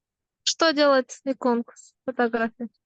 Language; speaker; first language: Russian; non-native, local second language; Kyrgyz